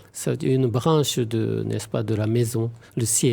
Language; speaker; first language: French; non-native, fluent; Japanese